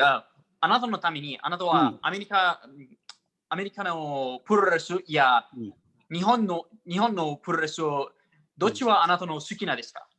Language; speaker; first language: Japanese; non-native, learner; English